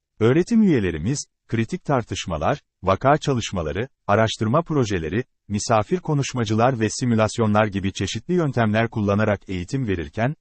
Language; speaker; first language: Turkish; native; Turkish